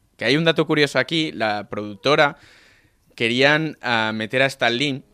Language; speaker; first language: Spanish; non-native, local second language; Catalan